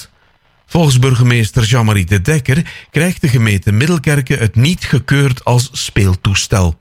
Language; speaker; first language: Dutch; native; Dutch